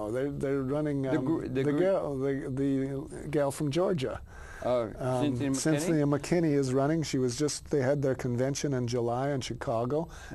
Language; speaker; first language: English; native; English